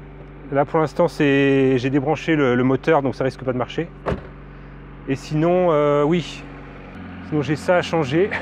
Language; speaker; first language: French; native; French